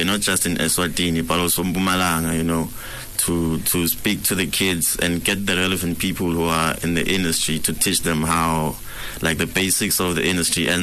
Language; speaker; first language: English; non-native, local second language; Swati